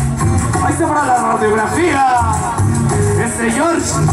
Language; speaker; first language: Spanish; native; Spanish